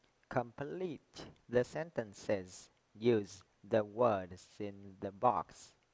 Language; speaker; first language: English; non-native, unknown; Vietnamese